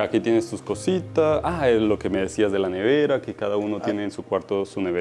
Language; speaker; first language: Spanish; native; Spanish